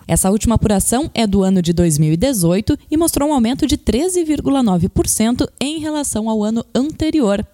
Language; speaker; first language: Portuguese; native; Portuguese